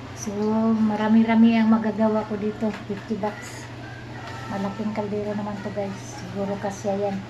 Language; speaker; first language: Filipino; non-native, local second language; Cebuano